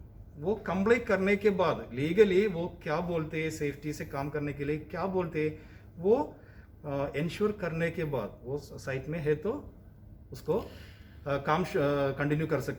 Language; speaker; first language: Hindi; non-native, local second language; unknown